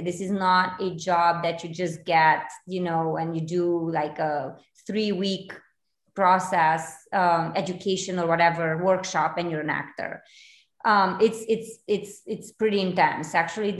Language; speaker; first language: English; non-native, fluent; Romanian